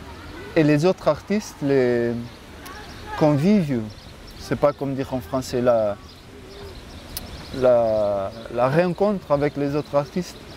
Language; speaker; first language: French; non-native, fluent; Portuguese